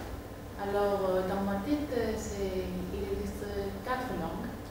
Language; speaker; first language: French; non-native, fluent; Greek